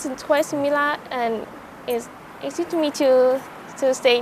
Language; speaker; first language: English; non-native, learner; Thai